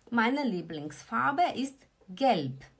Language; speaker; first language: German; non-native, fluent; Portuguese